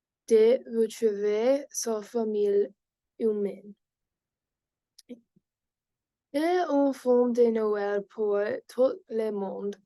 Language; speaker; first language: French; non-native, learner; English